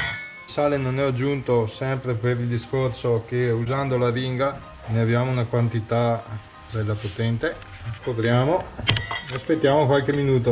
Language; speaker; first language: Italian; native; Italian